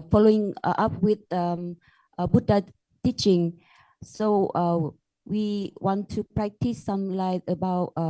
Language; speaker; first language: English; non-native, learner; Vietnamese